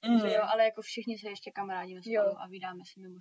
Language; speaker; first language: Czech; early bilingual, heritage; Czech